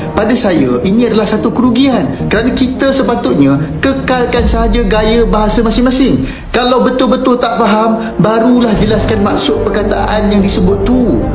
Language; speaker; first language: Malay; native; Malay